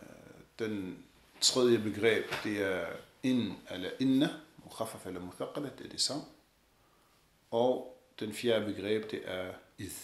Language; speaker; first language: Danish; early bilingual, other home language; Arabic